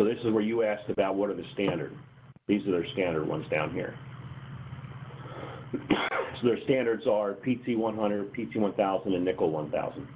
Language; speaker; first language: English; native; English